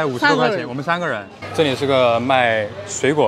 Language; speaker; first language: Chinese; native; Chinese